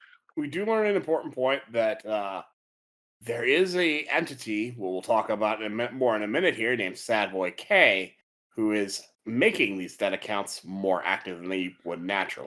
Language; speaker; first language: English; native; English